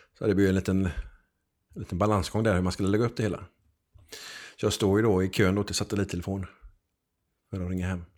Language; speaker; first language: Swedish; native; Swedish